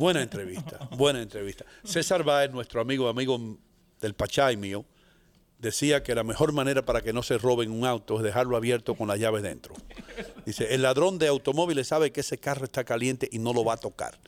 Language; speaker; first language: Spanish; native; Spanish